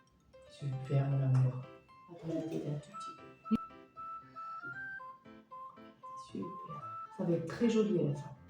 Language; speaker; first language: French; native; French